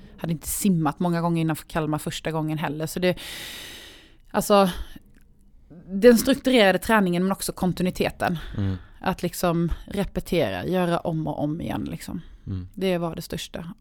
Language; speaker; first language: Swedish; native; Swedish